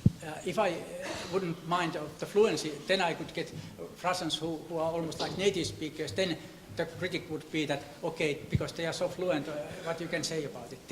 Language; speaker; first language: English; non-native, fluent; Finnish